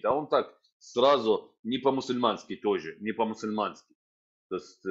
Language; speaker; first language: Russian; non-native, fluent; Arabic